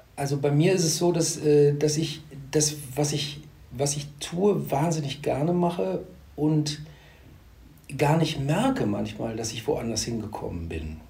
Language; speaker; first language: German; native; German